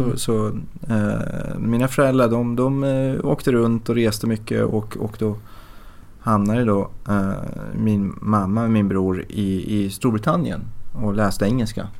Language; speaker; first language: Swedish; early bilingual, other home language; Persian